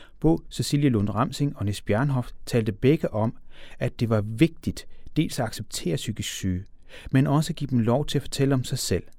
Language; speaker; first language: Danish; native; Danish